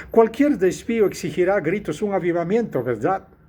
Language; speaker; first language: Spanish; native; Spanish